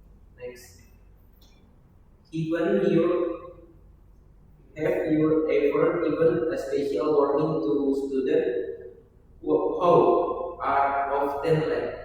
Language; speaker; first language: English; non-native, learner; Indonesian